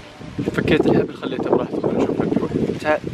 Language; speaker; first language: Arabic; native; Arabic